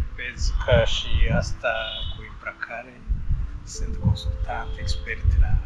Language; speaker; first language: Romanian; non-native, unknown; Rundi